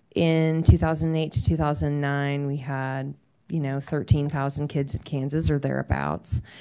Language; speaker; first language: English; native; English